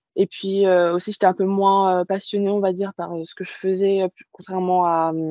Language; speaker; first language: French; native; French